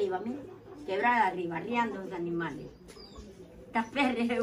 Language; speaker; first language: Spanish; native; Spanish